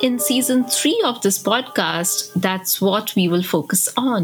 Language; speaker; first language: English; non-native, local second language; Bangla